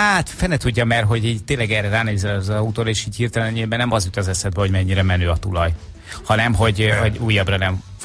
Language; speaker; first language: Hungarian; native; Hungarian